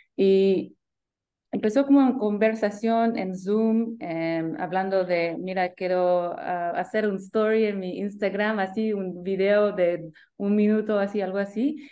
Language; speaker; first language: Spanish; early bilingual, heritage; Spanish